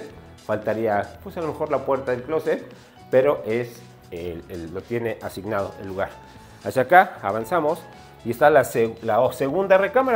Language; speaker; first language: Spanish; native; Spanish